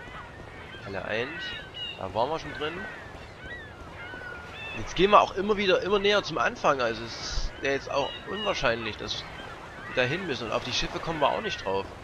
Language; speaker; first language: German; native; German